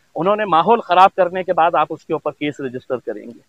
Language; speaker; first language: Hindi; non-native, local second language; Urdu